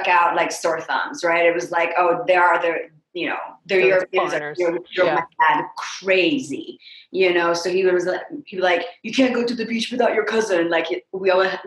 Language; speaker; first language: English; non-native, fluent; French